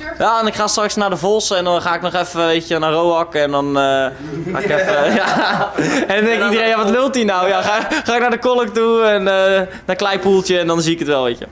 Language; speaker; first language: Dutch; native; Dutch